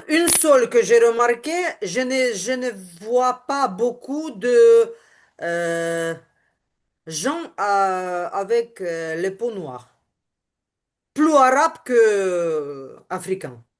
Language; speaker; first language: French; non-native, learner; Ukrainian